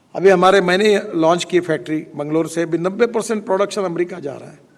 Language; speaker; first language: Hindi; non-native, local second language; Marathi